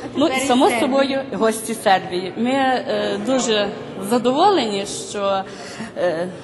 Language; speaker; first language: Ukrainian; native; Ukrainian